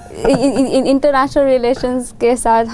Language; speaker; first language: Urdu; non-native, learner; Gujarati